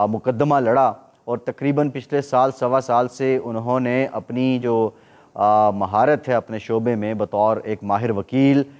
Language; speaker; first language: Urdu; native; Urdu